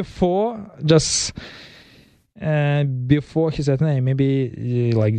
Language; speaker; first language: English; non-native, learner; Kazakh